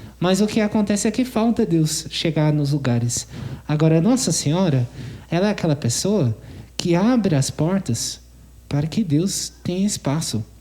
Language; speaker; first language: Portuguese; non-native, fluent; English